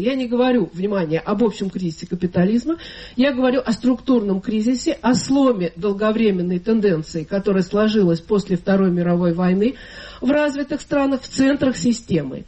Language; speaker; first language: Russian; native; Russian